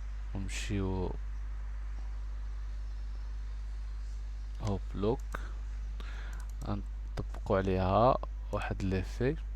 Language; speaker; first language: Arabic; native; Arabic